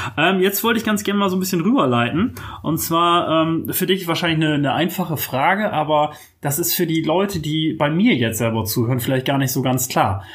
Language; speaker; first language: German; native; German